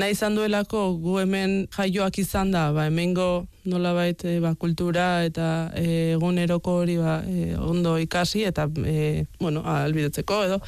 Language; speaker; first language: Basque; early bilingual, other home language; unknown